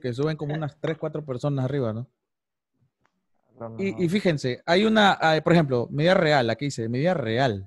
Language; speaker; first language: Spanish; native; Spanish